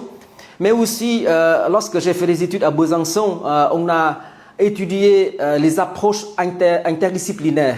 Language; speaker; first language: French; non-native, fluent; Vietnamese